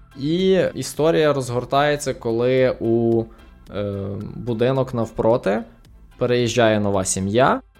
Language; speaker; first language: Ukrainian; native; Ukrainian